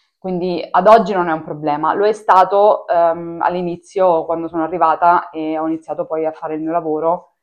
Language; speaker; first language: Italian; native; Italian